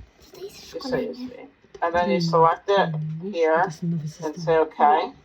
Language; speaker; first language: English; native; English